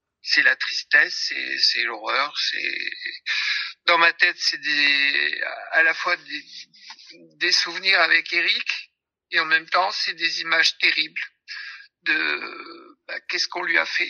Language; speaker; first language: French; native; French